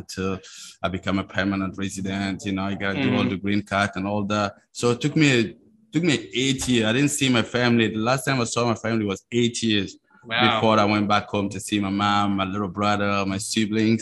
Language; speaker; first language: English; non-native, fluent; Mossi